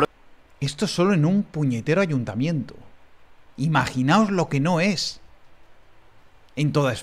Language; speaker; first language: Spanish; native; Spanish